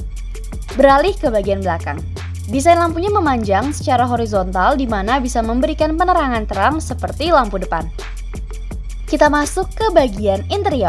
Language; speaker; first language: Indonesian; native; Indonesian